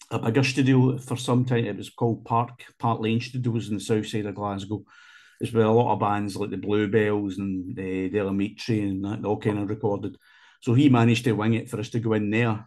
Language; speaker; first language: English; native; English